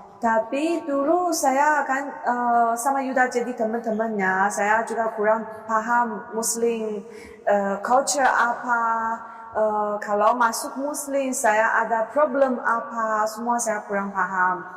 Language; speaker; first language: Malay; non-native, learner; Chinese